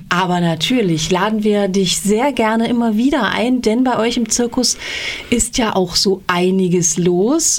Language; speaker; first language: German; native; German